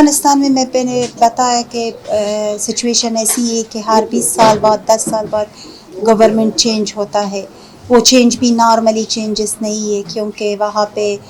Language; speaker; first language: Hindi; non-native, fluent; Punjabi